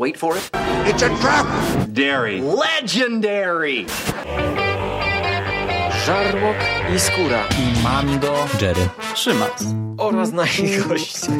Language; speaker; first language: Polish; native; Polish